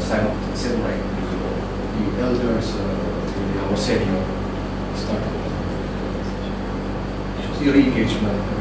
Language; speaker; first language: English; non-native, learner; Indonesian